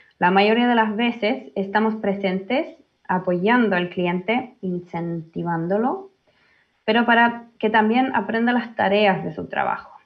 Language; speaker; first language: Spanish; early bilingual, heritage; Finnish